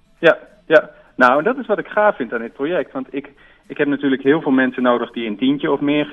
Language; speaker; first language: Dutch; native; Dutch